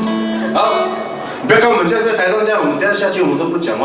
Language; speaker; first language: Chinese; native; Chinese